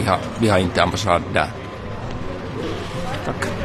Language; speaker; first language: Swedish; non-native, local second language; Finnish